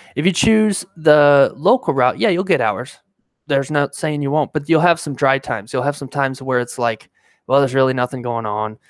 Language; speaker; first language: English; native; English